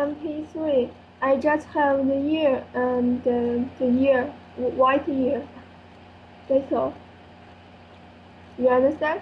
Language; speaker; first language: English; non-native, learner; French